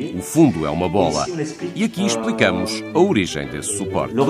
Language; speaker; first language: Portuguese; non-native, fluent; French